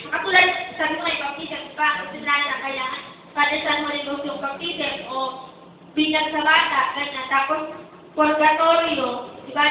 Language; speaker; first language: Filipino; native; Filipino